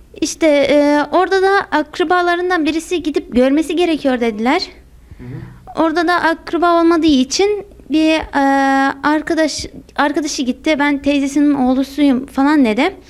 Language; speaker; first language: Turkish; non-native, local second language; Arabic